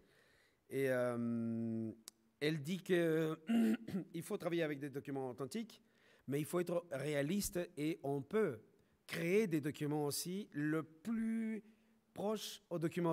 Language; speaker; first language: French; non-native, fluent; Spanish